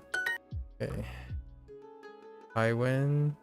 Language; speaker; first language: Chinese; non-native, learner; English